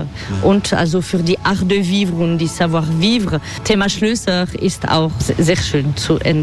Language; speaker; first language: German; non-native, fluent; French